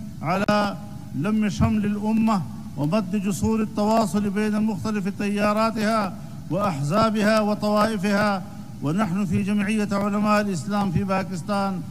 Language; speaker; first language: Arabic; non-native, fluent; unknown